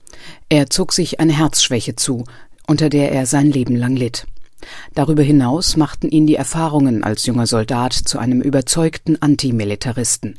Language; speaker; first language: German; native; German